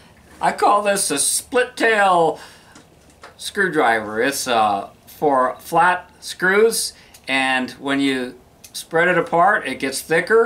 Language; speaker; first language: English; native; English